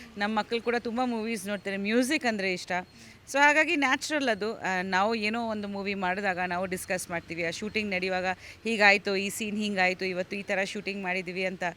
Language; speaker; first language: Kannada; non-native, fluent; Bangla